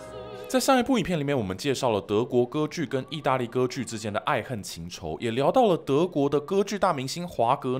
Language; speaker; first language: Chinese; native; Chinese